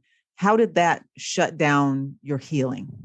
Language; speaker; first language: English; native; English